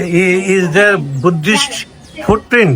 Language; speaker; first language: English; non-native, learner; Bangla